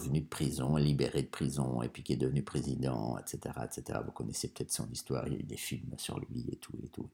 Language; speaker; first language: French; native; French